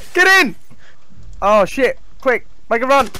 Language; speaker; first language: English; native; English